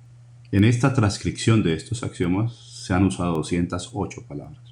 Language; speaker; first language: Spanish; native; Spanish